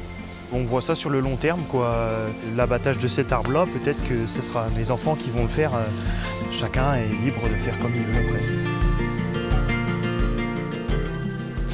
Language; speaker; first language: French; native; French